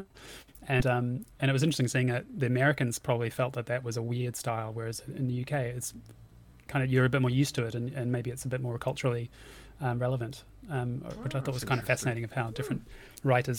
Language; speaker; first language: English; native; English